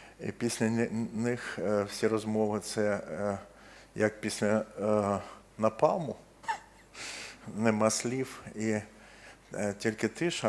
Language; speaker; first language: Ukrainian; non-native, local second language; Russian